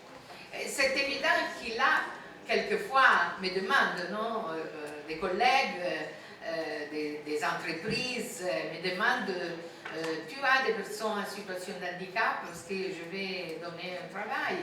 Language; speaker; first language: French; non-native, fluent; Italian